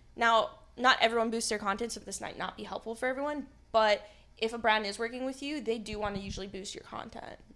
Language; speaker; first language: English; native; English